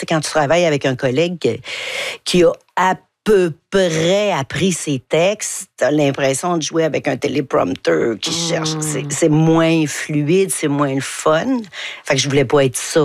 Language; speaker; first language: French; native; French